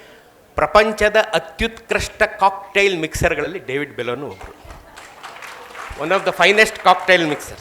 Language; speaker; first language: Kannada; native; Kannada